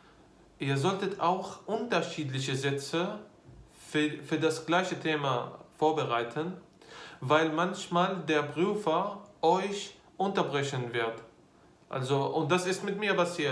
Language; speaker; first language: German; non-native, fluent; Arabic